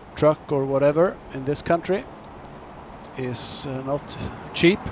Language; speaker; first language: English; non-native, fluent; Swedish